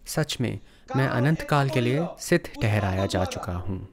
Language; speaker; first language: Hindi; non-native, local second language; Odia